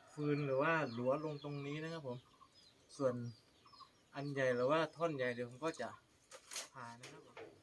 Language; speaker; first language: Thai; native; Thai